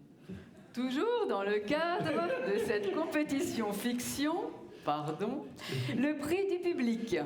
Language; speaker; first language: French; native; French